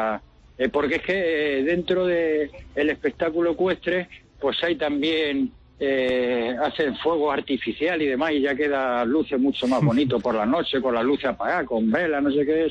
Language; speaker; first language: Spanish; native; Spanish